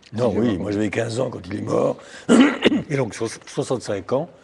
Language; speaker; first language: French; native; French